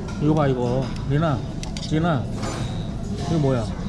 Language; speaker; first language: Korean; native; Korean